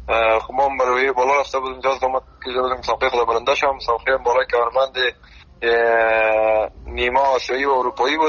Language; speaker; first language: Persian; native; Persian